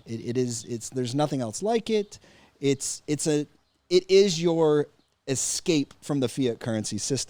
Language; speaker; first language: English; native; English